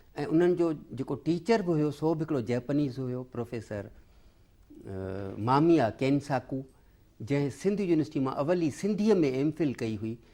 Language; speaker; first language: Sindhi; native; Sindhi